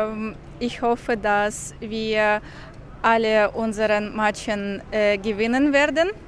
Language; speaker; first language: German; non-native, learner; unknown